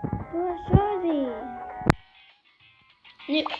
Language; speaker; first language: Swedish; native; Swedish